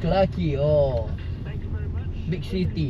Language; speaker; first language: English; non-native, local second language; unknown